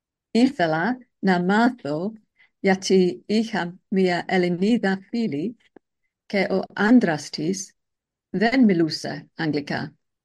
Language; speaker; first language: Greek; non-native, learner; English